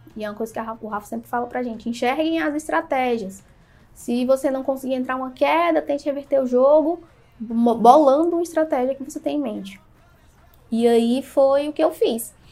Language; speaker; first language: Portuguese; native; Portuguese